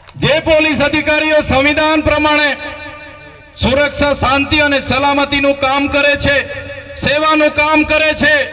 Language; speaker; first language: Gujarati; non-native, local second language; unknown